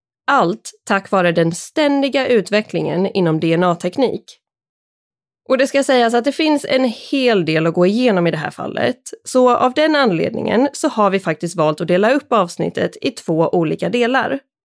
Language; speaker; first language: Swedish; native; Swedish